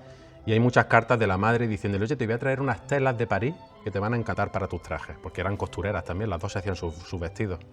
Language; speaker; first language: Spanish; native; Spanish